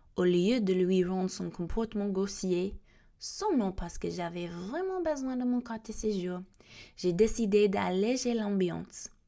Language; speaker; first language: French; non-native, fluent; English